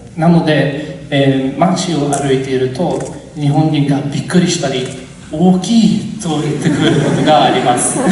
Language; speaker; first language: Japanese; non-native, learner; Swedish